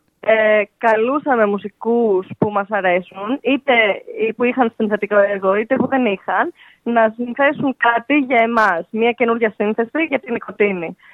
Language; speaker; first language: Greek; native; Greek